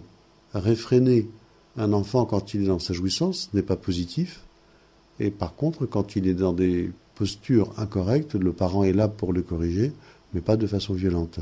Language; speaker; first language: French; native; French